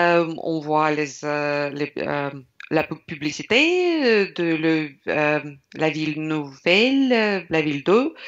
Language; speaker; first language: French; non-native, learner; Russian